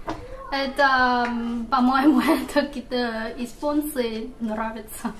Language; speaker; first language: Russian; non-native, fluent; Chinese